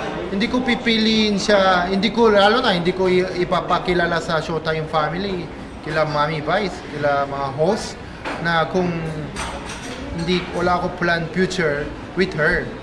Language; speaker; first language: Filipino; non-native, fluent; Korean